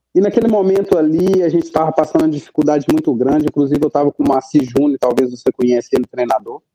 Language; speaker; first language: Portuguese; native; Portuguese